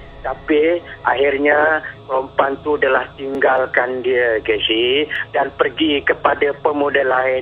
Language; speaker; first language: Malay; native; Malay